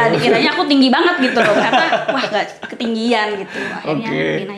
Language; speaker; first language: Indonesian; native; Indonesian